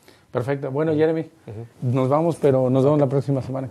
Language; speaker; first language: Spanish; native; Spanish